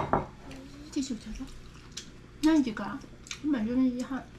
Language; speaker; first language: Japanese; non-native, fluent; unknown